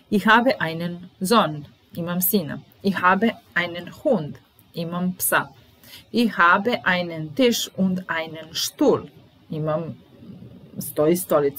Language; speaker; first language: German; non-native, fluent; Serbian